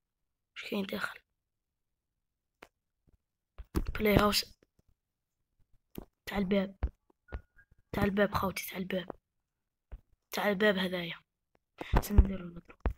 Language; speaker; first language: Arabic; native; Arabic